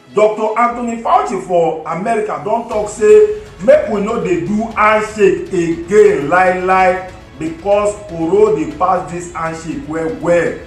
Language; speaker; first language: Nigerian Pidgin; non-native, local second language; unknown